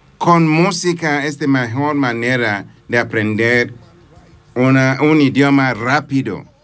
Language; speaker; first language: Spanish; non-native, fluent; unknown